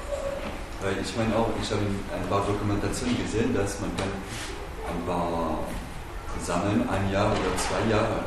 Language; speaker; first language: German; non-native, fluent; French